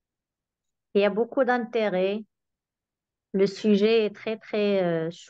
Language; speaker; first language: French; non-native, local second language; Arabic